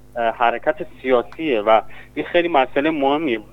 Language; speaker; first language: Persian; non-native, local second language; Kurdish